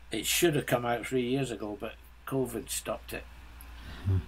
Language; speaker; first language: English; native; English